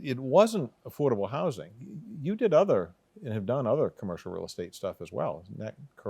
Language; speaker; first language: English; native; English